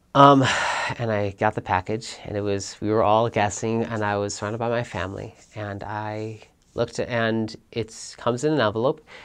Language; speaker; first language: English; native; English